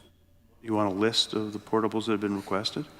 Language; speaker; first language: English; native; English